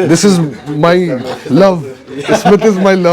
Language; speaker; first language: English; non-native, learner; Urdu